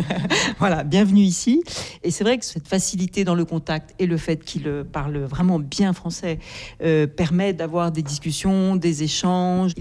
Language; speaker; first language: French; native; French